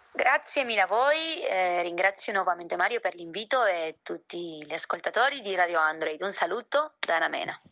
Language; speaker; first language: Italian; non-native, fluent; Spanish